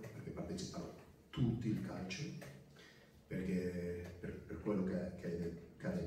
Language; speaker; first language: Italian; non-native, fluent; Spanish